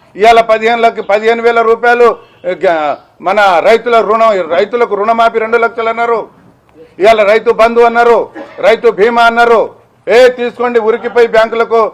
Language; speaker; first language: Telugu; non-native, local second language; Lambadi